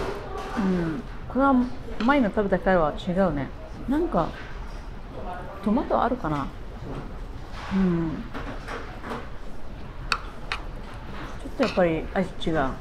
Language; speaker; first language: Japanese; non-native, learner; Arabic